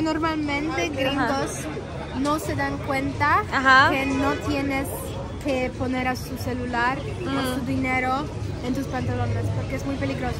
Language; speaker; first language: Spanish; non-native, learner; English